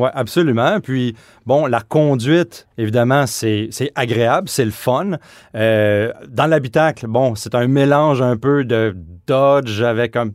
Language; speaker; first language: French; native; French